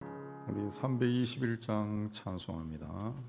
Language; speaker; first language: Korean; native; Korean